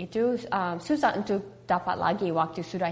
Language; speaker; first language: Indonesian; early bilingual, heritage; English